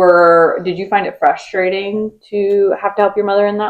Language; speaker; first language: English; native; English